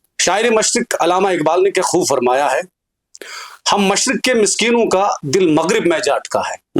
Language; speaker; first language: Urdu; non-native, local second language; Kashmiri